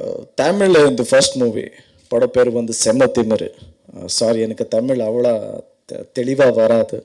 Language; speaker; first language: Tamil; non-native, learner; Kannada